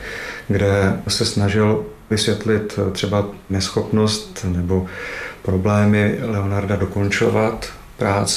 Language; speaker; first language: Czech; native; Czech